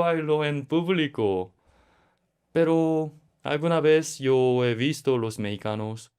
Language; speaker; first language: Spanish; non-native, learner; Korean